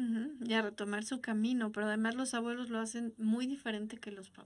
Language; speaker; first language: Spanish; native; Spanish